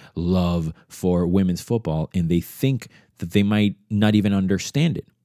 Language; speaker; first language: English; early bilingual, other home language; Spanish